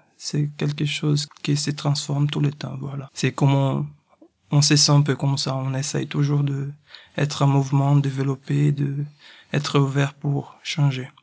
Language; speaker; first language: French; non-native, fluent; Portuguese